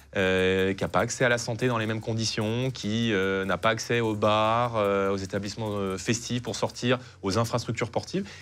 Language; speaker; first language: French; native; French